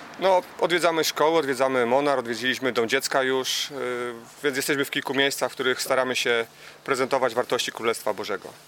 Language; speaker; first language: Polish; native; Polish